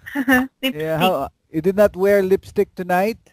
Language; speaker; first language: English; non-native, local second language; Filipino